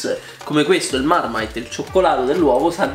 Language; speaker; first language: Italian; native; Italian